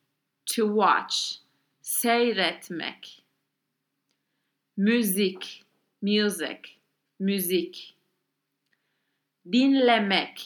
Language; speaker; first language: Turkish; non-native, learner; English